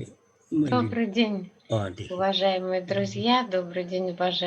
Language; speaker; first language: Russian; native; Russian